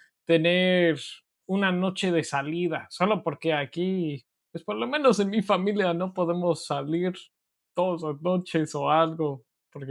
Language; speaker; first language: Spanish; non-native, learner; English